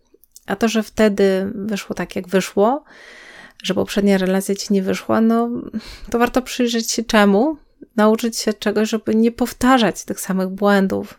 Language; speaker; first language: Polish; native; Polish